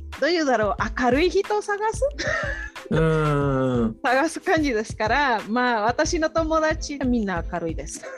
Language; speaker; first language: Japanese; non-native, fluent; Spanish